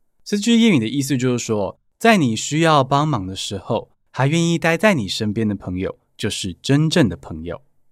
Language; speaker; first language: Chinese; native; Chinese